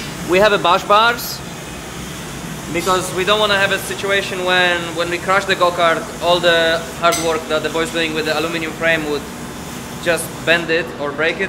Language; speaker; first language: English; non-native, fluent; Polish